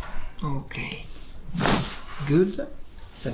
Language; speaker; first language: Spanish; non-native, fluent; Italian